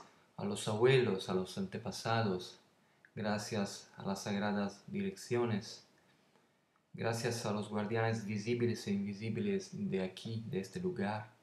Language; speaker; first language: Spanish; non-native, learner; Italian